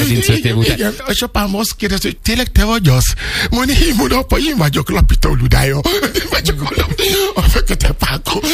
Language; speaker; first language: Hungarian; non-native, learner; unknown